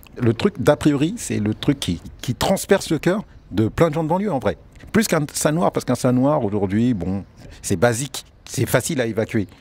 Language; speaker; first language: French; early bilingual, other home language; Wolof